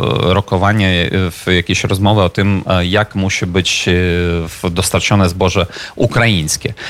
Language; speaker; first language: Polish; non-native, fluent; Ukrainian